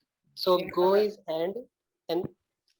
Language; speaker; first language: English; non-native, learner; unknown